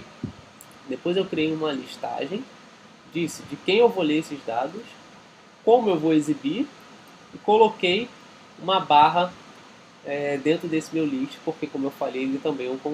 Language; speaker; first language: Portuguese; native; Portuguese